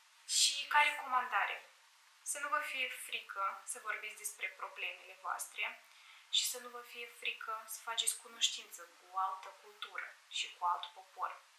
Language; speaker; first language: Romanian; non-native, fluent; Ukrainian